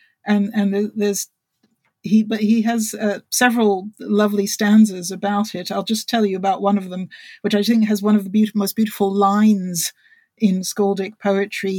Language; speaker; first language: English; native; English